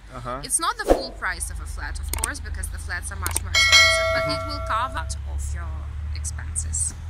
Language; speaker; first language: English; non-native, fluent; Russian